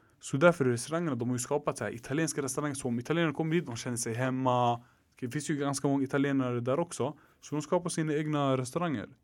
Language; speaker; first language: Swedish; early bilingual, other home language; Arabic